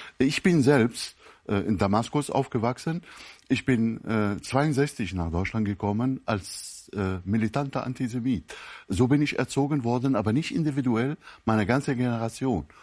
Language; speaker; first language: German; non-native, fluent; Arabic